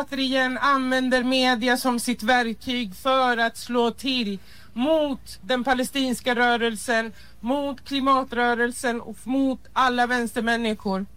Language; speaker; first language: Swedish; early bilingual, other home language; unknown